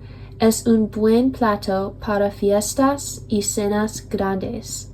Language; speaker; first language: Spanish; non-native, learner; English